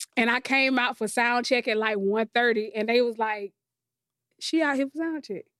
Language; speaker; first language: English; native; English